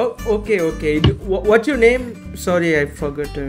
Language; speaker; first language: English; non-native, learner; Tamil